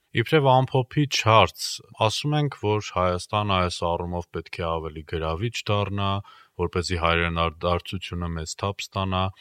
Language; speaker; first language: Armenian; native; Armenian